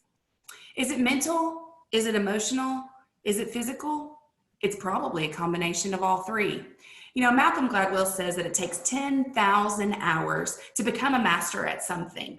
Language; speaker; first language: English; native; English